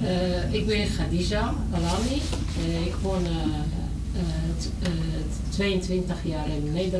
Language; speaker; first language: Dutch; non-native, learner; Arabic